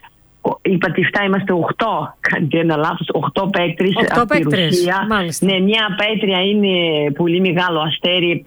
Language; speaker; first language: Greek; non-native, learner; Russian